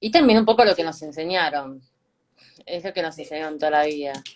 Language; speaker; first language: Spanish; native; Spanish